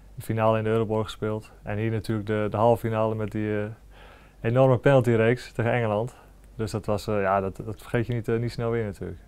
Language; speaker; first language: Dutch; native; Dutch